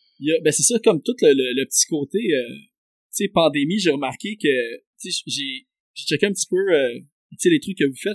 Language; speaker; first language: French; native; French